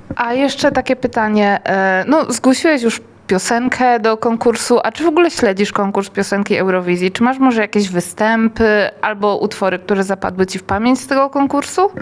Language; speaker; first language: Polish; native; Polish